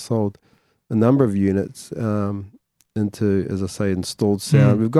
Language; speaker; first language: English; native; English